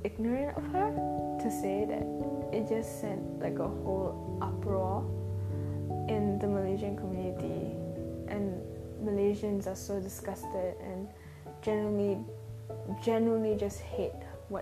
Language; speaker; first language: English; non-native, local second language; Tamil